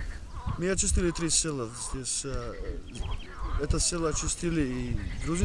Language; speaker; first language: Russian; non-native, learner; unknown